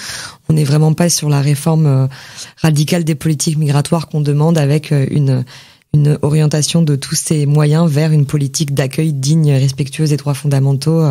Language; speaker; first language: French; native; French